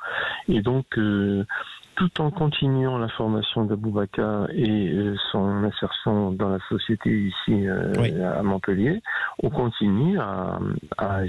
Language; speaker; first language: French; native; French